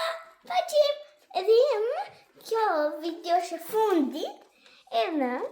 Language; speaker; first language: Albanian; early bilingual, heritage; Albanian